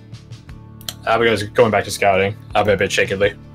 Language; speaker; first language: English; native; English